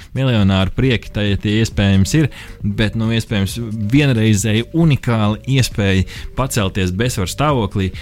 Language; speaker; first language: Latvian; native; Latvian